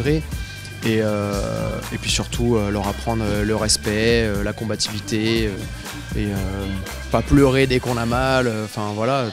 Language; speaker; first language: French; native; French